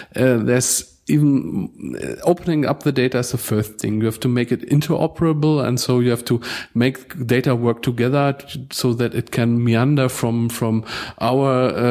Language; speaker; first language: English; non-native, fluent; German